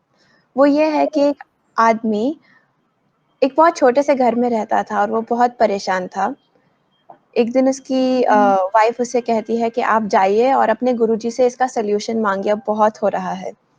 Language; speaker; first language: Hindi; native; Hindi